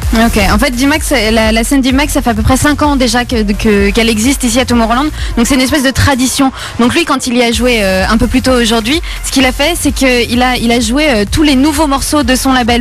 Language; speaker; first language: French; native; French